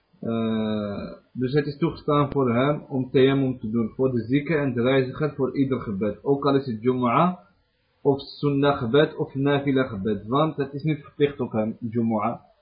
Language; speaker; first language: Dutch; early bilingual, other home language; Arabic